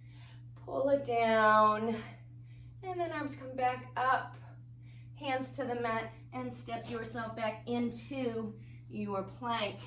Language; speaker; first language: English; native; English